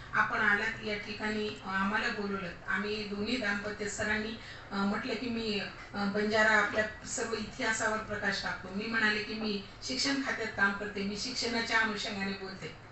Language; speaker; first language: Marathi; non-native, local second language; Lambadi